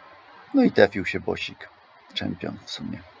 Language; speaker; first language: Polish; native; Polish